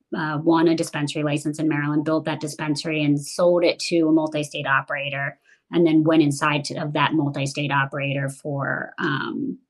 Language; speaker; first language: English; native; English